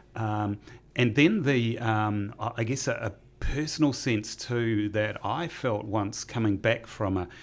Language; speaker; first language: English; native; English